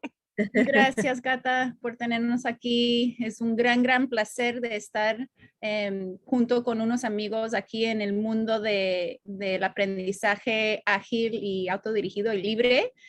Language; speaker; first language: Spanish; non-native, fluent; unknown